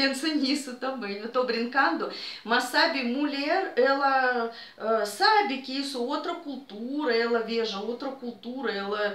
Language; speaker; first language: Portuguese; non-native, fluent; Russian